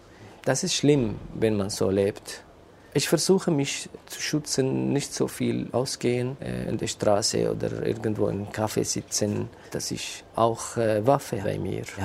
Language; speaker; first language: German; non-native, fluent; Kurdish